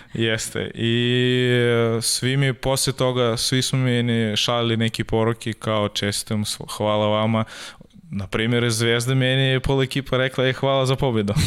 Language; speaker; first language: Serbian; non-native, learner; Russian